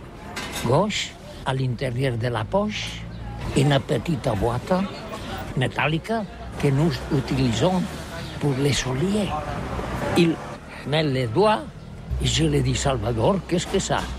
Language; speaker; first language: French; non-native, learner; Catalan